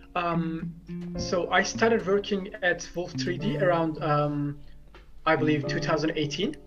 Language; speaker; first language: English; non-native, fluent; Turkish